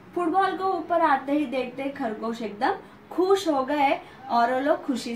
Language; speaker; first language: Hindi; non-native, local second language; Marathi